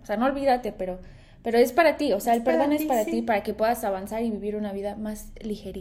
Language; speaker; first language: Spanish; native; Spanish